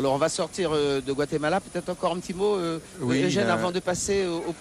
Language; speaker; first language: French; native; French